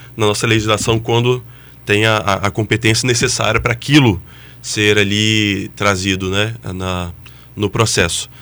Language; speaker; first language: Portuguese; native; Portuguese